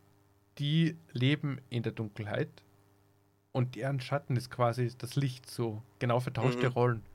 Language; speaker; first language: German; native; German